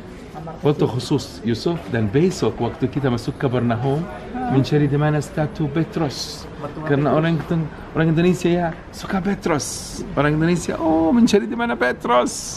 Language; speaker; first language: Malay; non-native, learner; Arabic